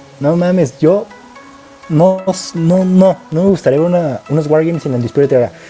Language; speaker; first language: Spanish; native; Spanish